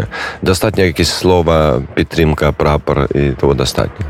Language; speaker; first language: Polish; non-native, learner; Ukrainian